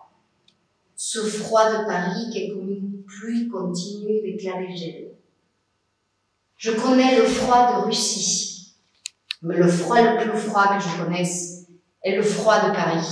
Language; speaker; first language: French; non-native, fluent; Spanish